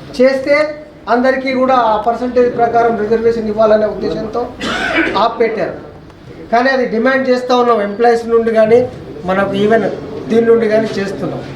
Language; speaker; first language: Telugu; native; Telugu